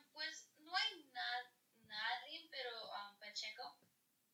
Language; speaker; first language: Spanish; early bilingual, heritage; English